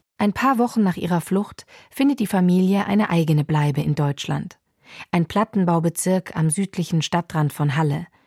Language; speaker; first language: German; native; German